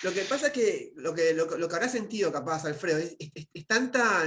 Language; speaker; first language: Spanish; native; Spanish